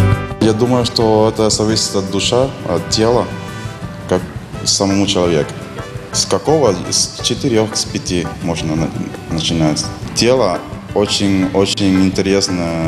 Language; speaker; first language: Russian; non-native, fluent; Spanish